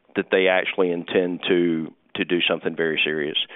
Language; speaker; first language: English; native; English